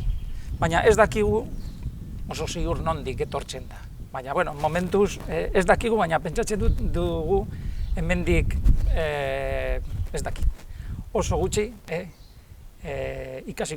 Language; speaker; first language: Basque; non-native, local second language; Spanish